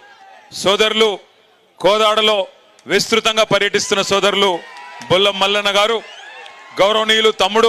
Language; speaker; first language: Telugu; native; Telugu